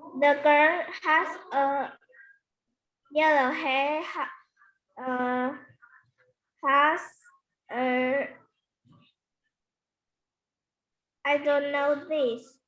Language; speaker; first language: English; non-native, learner; Vietnamese